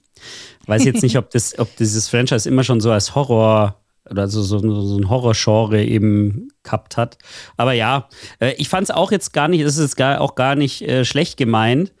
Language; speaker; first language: German; native; German